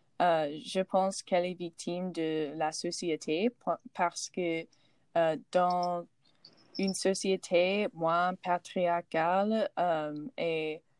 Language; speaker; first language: French; non-native, learner; English